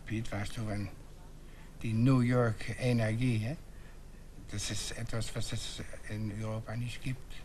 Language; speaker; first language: German; non-native, fluent; Dutch